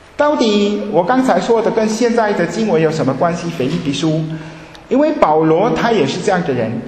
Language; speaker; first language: Chinese; early bilingual, heritage; Chinese